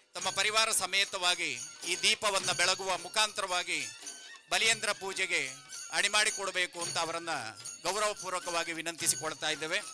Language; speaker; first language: Kannada; native; Kannada